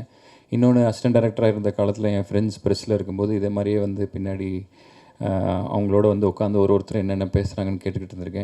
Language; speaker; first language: Tamil; native; Tamil